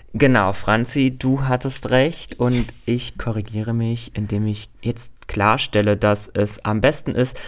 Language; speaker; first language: German; native; German